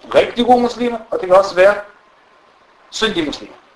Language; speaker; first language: Danish; non-native, fluent; Arabic